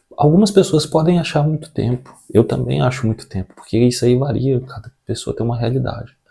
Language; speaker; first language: Portuguese; native; Portuguese